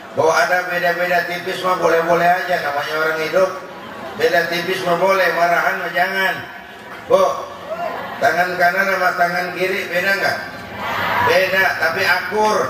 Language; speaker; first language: Indonesian; native; Indonesian